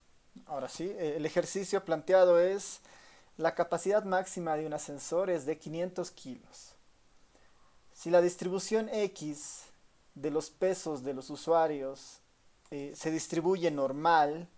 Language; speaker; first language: Spanish; native; Spanish